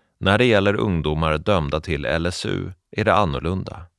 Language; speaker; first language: Swedish; native; Swedish